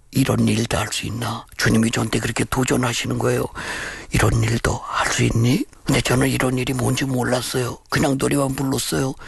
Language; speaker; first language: Korean; native; Korean